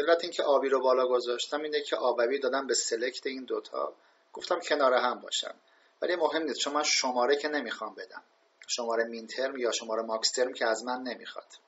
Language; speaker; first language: Persian; native; Persian